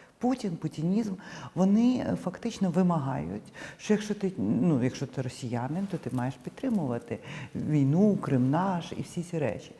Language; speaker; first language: Ukrainian; native; Ukrainian